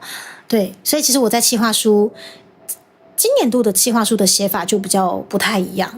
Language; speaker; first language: Chinese; native; Chinese